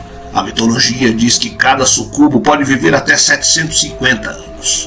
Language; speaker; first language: Portuguese; native; Portuguese